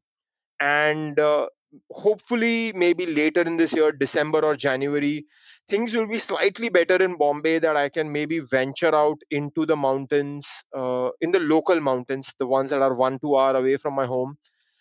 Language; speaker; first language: English; non-native, local second language; Hindi